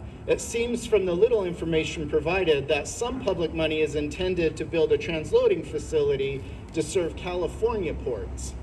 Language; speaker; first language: English; native; English